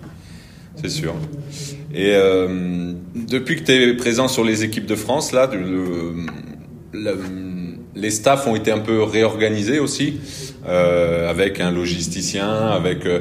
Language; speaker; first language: French; native; French